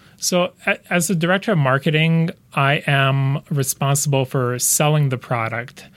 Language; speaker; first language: English; native; English